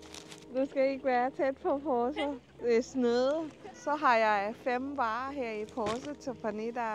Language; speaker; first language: Danish; non-native, learner; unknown